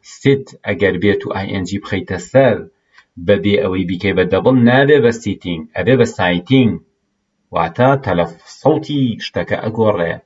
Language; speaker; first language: Central Kurdish; native; Central Kurdish